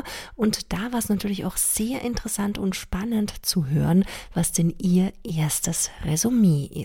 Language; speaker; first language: German; native; German